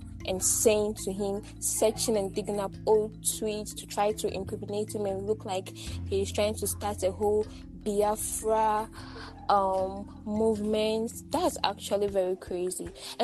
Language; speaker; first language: English; non-native, local second language; Ibibio